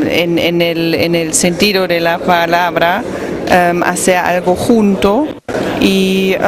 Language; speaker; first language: Spanish; non-native, fluent; German